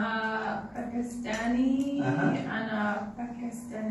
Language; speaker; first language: Arabic; non-native, learner; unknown